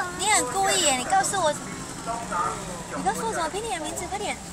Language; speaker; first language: Chinese; native; Chinese